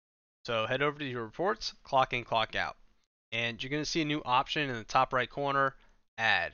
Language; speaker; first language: English; native; English